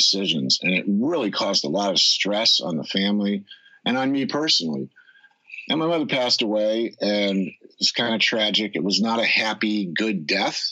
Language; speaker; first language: English; native; English